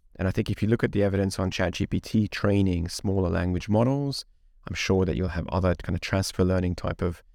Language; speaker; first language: English; non-native, fluent; Hungarian